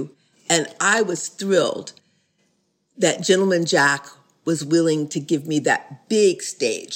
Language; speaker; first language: English; native; English